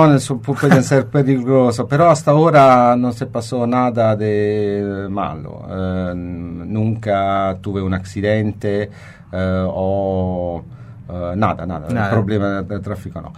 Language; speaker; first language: Spanish; non-native, fluent; Italian